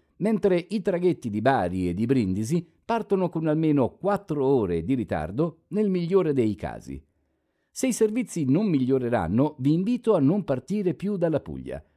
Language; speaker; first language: Italian; non-native, fluent; Albanian